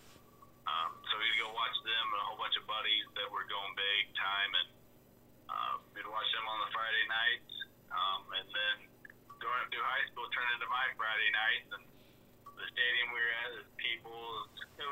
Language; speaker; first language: English; native; English